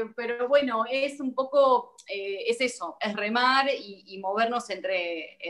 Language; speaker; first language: Spanish; native; Spanish